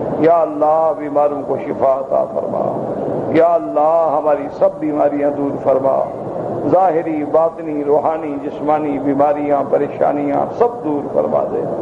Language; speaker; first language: Urdu; native; Urdu